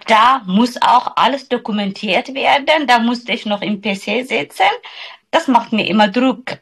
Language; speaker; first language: German; non-native, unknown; Somali